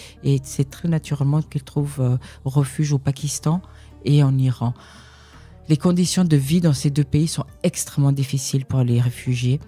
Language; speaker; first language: French; early bilingual, other home language; Persian